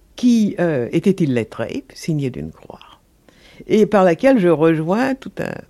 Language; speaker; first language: French; native; French